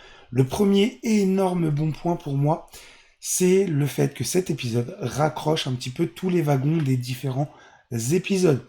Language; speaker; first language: French; native; French